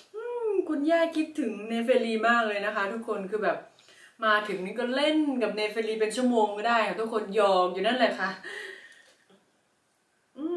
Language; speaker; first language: Thai; non-native, local second language; Northeastern Thai